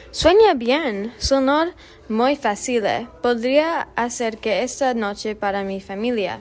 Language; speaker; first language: Spanish; non-native, learner; English